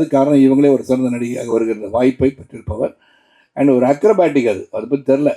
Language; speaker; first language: Tamil; native; Tamil